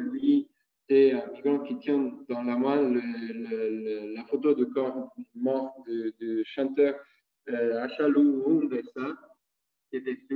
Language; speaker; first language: French; non-native, fluent; Italian